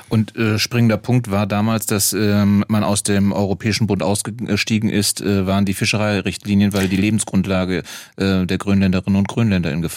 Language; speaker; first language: German; native; German